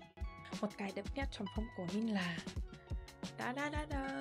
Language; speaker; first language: Vietnamese; non-native, learner; Russian